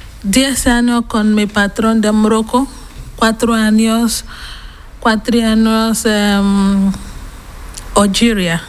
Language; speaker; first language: Spanish; non-native, learner; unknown